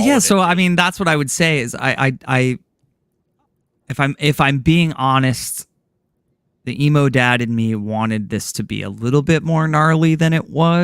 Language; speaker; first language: English; native; English